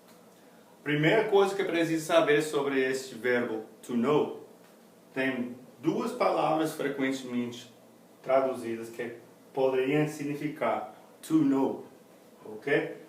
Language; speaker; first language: Portuguese; non-native, fluent; English